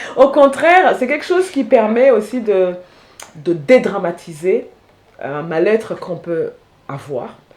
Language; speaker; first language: French; non-native, local second language; Rundi